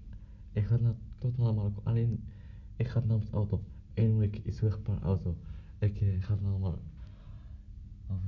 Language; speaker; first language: Dutch; non-native, learner; Arabic